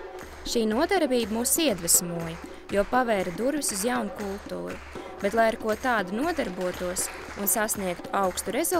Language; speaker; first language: Latvian; native; Latvian